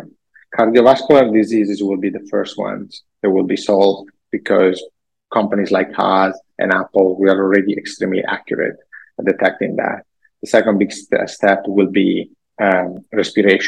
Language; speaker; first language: English; non-native, fluent; Italian